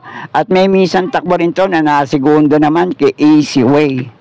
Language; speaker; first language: Filipino; native; Filipino